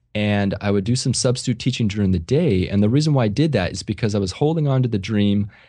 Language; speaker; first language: English; native; English